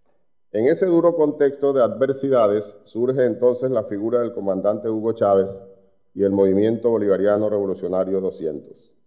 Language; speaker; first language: Spanish; native; Spanish